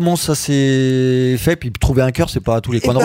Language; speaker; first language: French; native; French